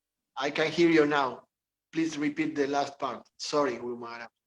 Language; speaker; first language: English; non-native, learner; Spanish